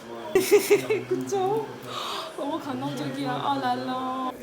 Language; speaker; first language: Korean; non-native, learner; French